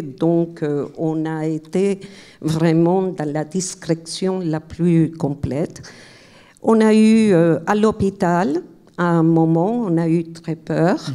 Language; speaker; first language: French; non-native, fluent; Spanish